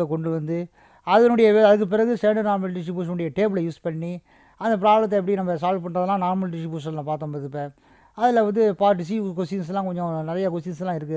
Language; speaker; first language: Tamil; native; Tamil